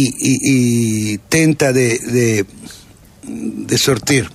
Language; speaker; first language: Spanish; non-native, learner; Italian